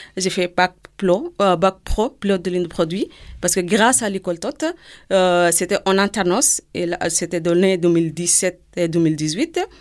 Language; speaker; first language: French; non-native, learner; Arabic